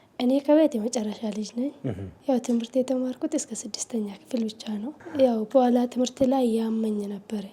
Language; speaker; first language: Amharic; non-native, local second language; Oromo